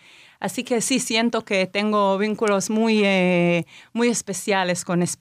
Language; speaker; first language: Spanish; non-native, fluent; Hebrew